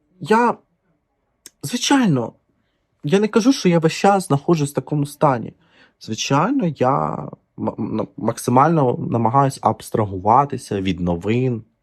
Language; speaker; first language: Ukrainian; non-native, local second language; Russian